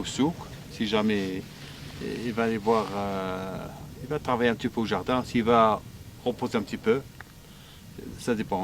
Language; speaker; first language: French; non-native, learner; Arabic